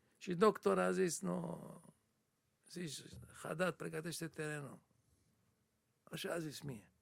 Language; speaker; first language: Romanian; non-native, learner; Hebrew